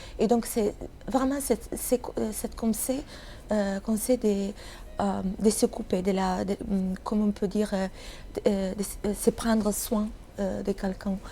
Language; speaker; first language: French; non-native, fluent; Italian